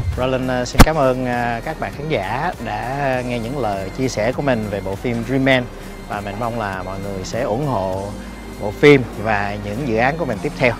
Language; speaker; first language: Vietnamese; early bilingual, heritage; Vietnamese